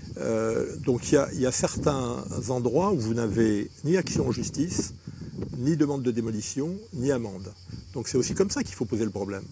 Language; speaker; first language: French; native; French